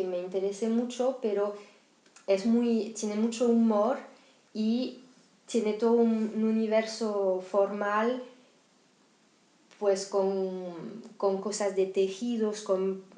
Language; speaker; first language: Spanish; non-native, fluent; French